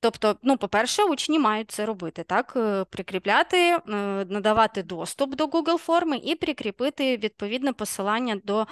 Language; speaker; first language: Ukrainian; native; Ukrainian